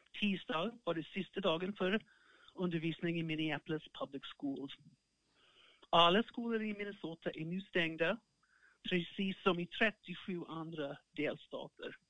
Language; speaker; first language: Swedish; non-native, fluent; English